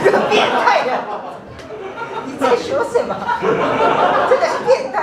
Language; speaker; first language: Chinese; non-native, fluent; Japanese